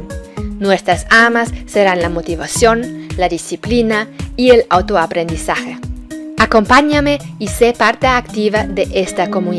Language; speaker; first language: Spanish; non-native, fluent; German